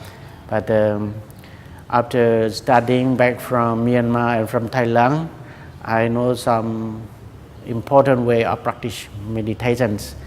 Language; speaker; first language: English; non-native, learner; Khmer